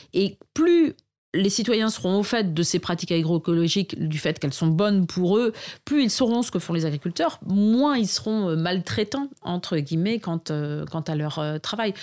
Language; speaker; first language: French; native; French